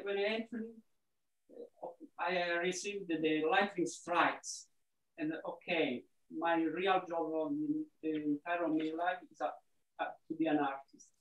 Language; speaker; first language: English; non-native, learner; Italian